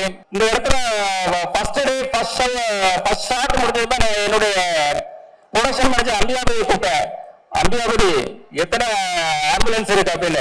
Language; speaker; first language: Tamil; native; Tamil